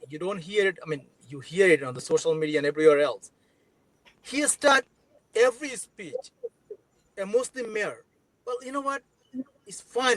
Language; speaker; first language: English; non-native, local second language; Bangla